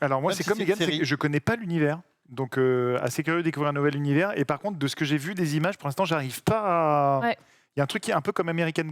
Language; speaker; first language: French; native; French